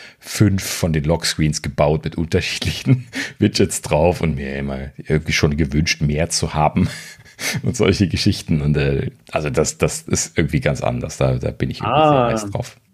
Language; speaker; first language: German; native; German